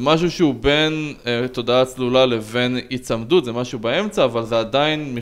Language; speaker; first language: Hebrew; native; Hebrew